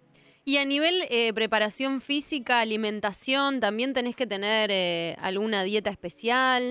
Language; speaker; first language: Spanish; native; Spanish